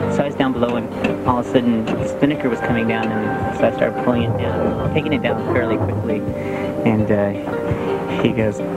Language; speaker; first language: English; native; English